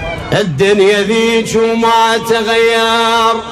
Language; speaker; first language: Arabic; native; Arabic